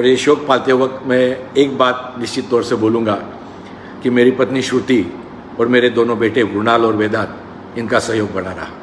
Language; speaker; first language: Hindi; non-native, local second language; Marathi